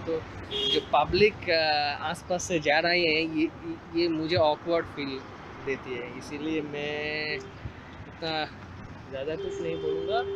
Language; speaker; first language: Hindi; non-native, learner; Bangla